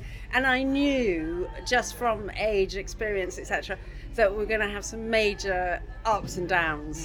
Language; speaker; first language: English; native; English